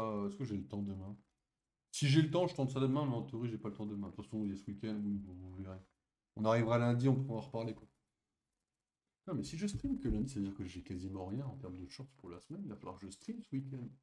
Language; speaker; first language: French; native; French